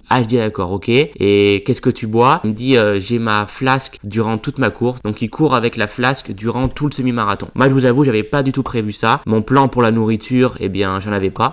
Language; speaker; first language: French; native; French